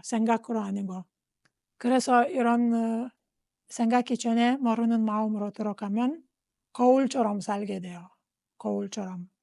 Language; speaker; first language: Korean; non-native, fluent; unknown